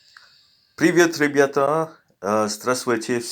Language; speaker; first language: Russian; non-native, learner; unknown